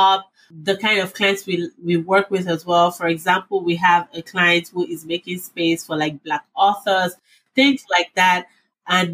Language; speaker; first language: English; non-native, local second language; Yoruba